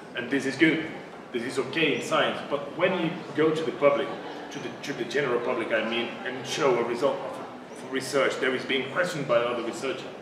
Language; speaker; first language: English; non-native, fluent; Portuguese